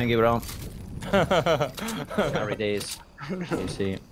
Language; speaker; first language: English; non-native, learner; Spanish